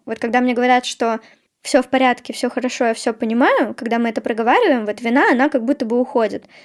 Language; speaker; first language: Russian; native; Russian